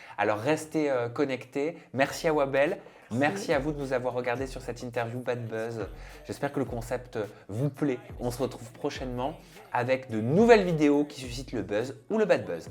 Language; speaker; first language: French; native; French